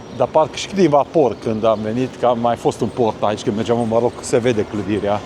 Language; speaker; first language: Romanian; non-native, local second language; Hungarian